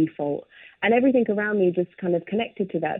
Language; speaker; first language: English; native; English